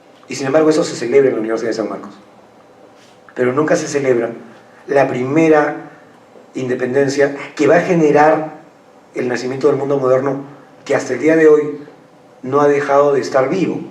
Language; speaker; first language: Spanish; native; Spanish